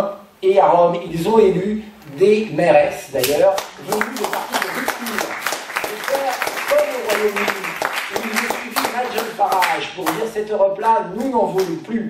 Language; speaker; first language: French; native; French